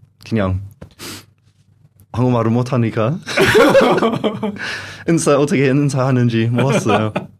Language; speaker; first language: Korean; non-native, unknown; English